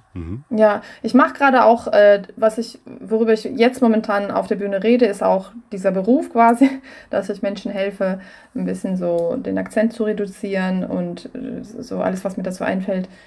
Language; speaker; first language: German; non-native, fluent; Russian